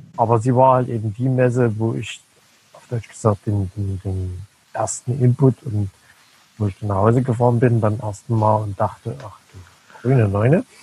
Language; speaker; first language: German; native; German